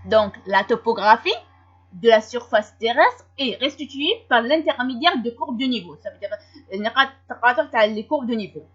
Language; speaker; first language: French; non-native, local second language; Arabic